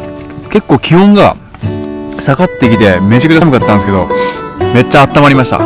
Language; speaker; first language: Japanese; native; Japanese